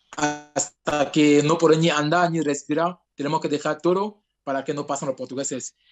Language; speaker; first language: Spanish; non-native, fluent; French